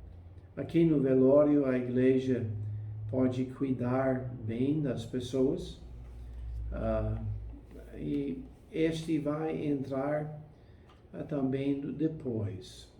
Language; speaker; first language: Portuguese; non-native, fluent; English